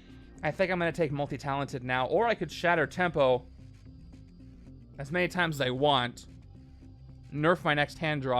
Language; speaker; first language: English; native; English